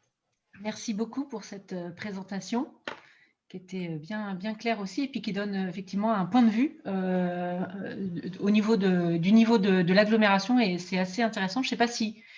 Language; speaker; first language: French; native; French